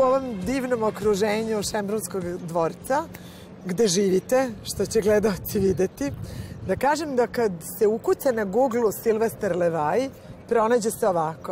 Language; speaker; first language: Serbian; native; Serbian